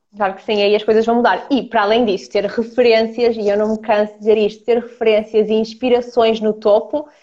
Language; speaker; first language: Portuguese; early bilingual, other home language; Ukrainian